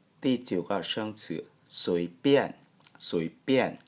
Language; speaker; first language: Chinese; non-native, fluent; Thai